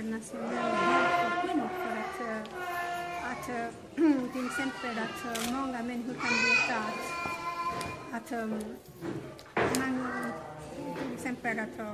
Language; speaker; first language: Swedish; non-native, learner; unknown